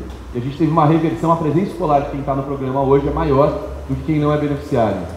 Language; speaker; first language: Portuguese; native; Portuguese